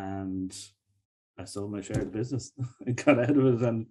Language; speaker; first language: English; native; English